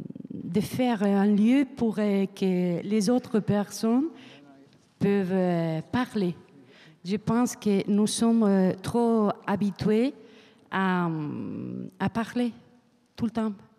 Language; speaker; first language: French; non-native, learner; Spanish